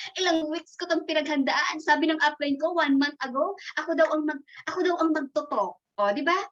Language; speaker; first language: Filipino; non-native, local second language; Masbatenyo